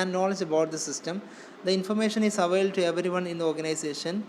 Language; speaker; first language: English; non-native, local second language; Malayalam